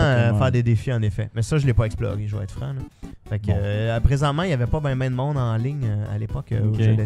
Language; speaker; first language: French; native; French